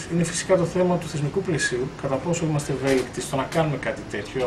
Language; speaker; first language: Greek; native; Greek